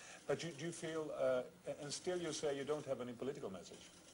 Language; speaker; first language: English; non-native, fluent; Swedish